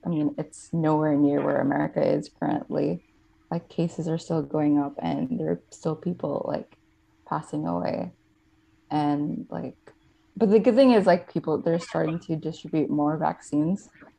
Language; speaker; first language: English; non-native, local second language; Filipino